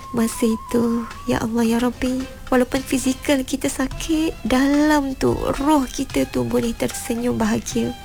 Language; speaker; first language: Malay; native; Malay